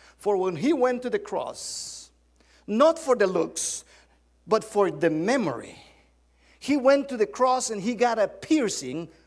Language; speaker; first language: English; non-native, fluent; Spanish